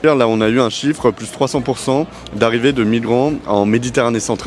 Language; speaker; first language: French; native; French